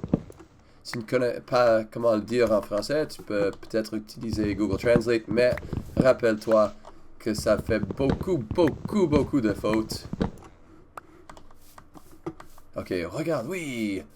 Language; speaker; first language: French; non-native, learner; English